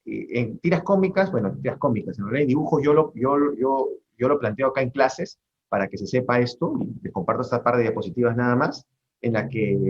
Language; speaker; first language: Spanish; native; Spanish